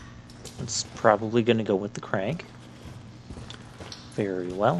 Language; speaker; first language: English; native; English